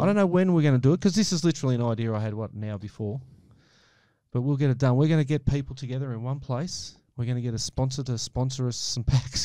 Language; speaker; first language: English; native; English